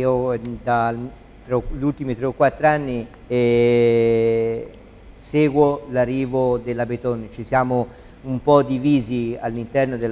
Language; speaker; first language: Italian; native; Italian